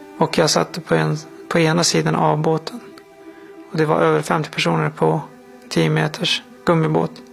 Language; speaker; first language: Swedish; non-native, fluent; Persian